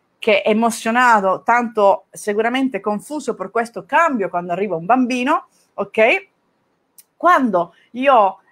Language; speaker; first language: Italian; non-native, fluent; Spanish